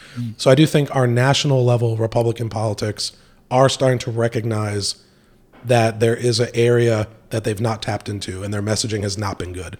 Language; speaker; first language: English; native; English